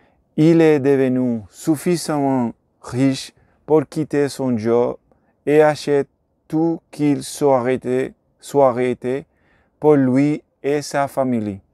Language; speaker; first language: French; non-native, learner; Spanish